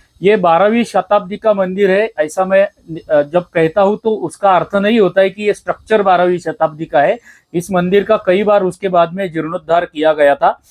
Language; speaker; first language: Hindi; non-native, local second language; Marathi